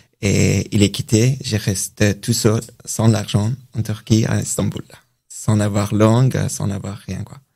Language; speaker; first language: French; non-native, learner; Persian